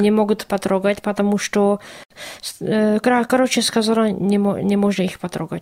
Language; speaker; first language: Russian; non-native, learner; Czech